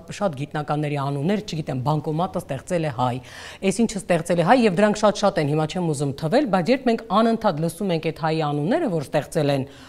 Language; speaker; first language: Armenian; native; Armenian